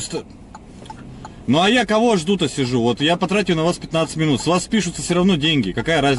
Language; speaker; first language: Russian; native; Russian